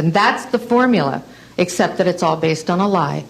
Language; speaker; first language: English; native; English